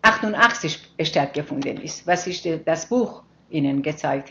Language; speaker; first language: German; non-native, fluent; Persian